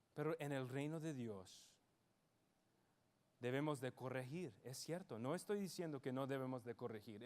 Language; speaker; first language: Spanish; early bilingual, heritage; English